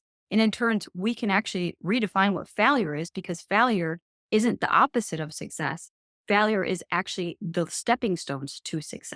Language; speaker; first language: English; native; English